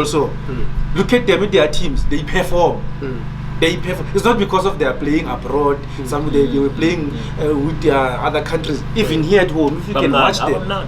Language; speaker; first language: English; non-native, local second language; Zulu